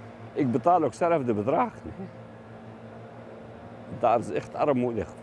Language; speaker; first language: Dutch; non-native, fluent; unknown